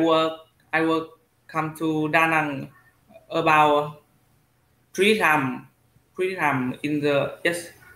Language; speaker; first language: English; non-native, learner; Vietnamese